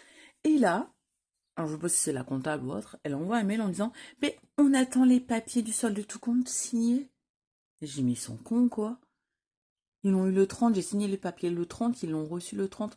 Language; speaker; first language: French; native; French